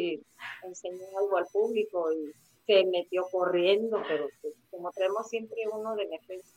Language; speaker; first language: Spanish; native; Spanish